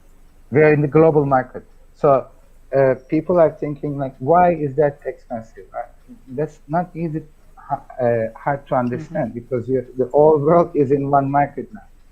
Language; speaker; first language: English; non-native, fluent; Turkish